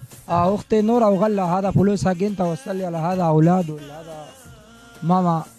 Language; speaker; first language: Arabic; non-native, learner; Pashto